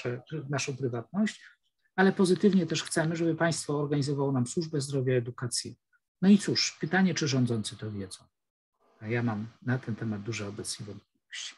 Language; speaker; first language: Polish; native; Polish